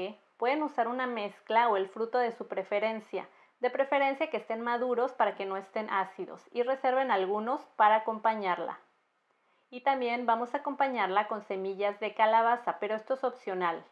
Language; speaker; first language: Spanish; native; Spanish